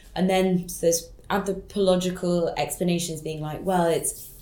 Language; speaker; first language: English; non-native, local second language; French